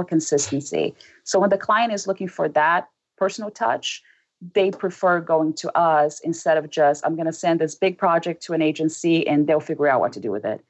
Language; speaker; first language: English; non-native, fluent; Portuguese